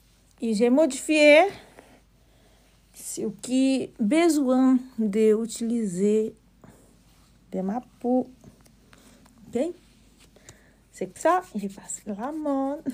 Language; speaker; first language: French; non-native, learner; Portuguese